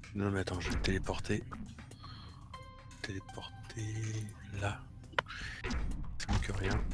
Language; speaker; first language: French; native; French